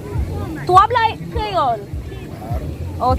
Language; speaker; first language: Spanish; non-native, learner; Haitian Creole